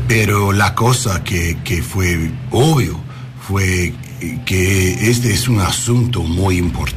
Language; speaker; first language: Spanish; non-native, learner; English